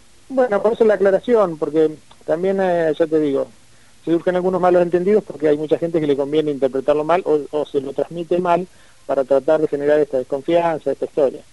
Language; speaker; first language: Spanish; native; Spanish